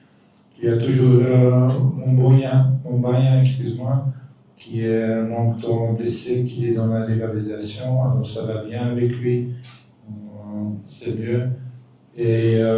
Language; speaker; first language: French; non-native, local second language; Dutch